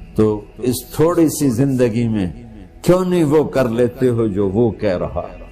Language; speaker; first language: Urdu; non-native, local second language; Punjabi